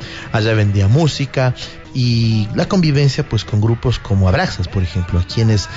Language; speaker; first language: Spanish; native; Spanish